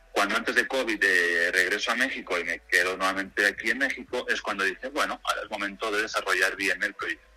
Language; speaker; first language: Spanish; native; Spanish